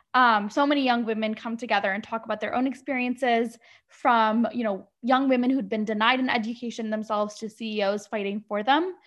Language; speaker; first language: English; early bilingual, other home language; Arabic